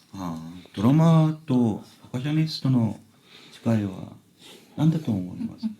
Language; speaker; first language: Japanese; non-native, learner; Korean